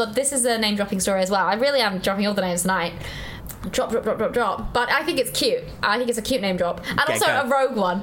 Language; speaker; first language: English; native; English